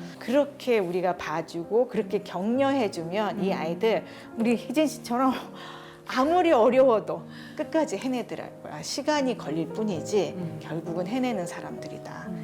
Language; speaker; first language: Korean; native; Korean